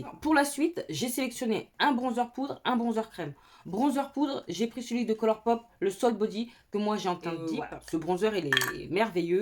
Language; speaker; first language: French; native; French